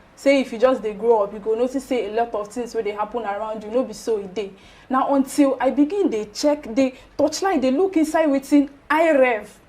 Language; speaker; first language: Nigerian Pidgin; native; Nigerian Pidgin